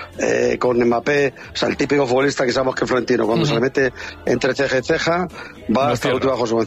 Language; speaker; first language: Spanish; native; Spanish